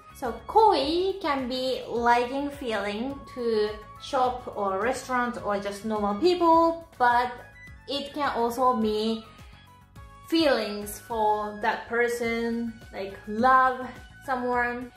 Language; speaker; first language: English; non-native, fluent; Japanese